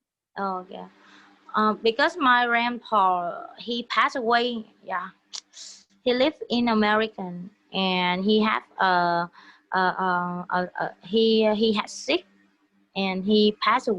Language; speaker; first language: English; non-native, learner; Vietnamese